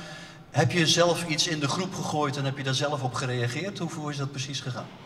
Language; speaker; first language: Dutch; native; Dutch